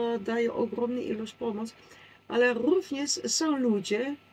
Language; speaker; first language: Polish; non-native, learner; Dutch